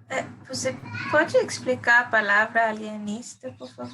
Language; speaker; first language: Portuguese; non-native, fluent; Hebrew